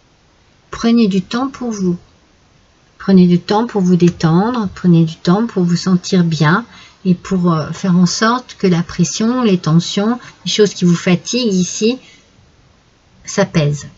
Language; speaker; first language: French; native; French